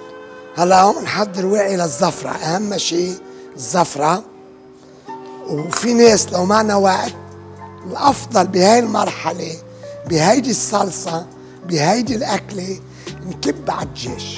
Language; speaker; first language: Arabic; native; Arabic